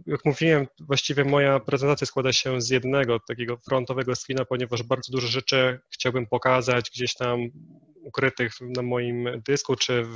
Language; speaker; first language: Polish; native; Polish